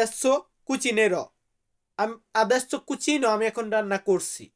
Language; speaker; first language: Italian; non-native, learner; Bangla